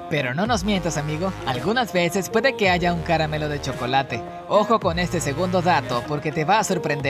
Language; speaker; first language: Spanish; native; Spanish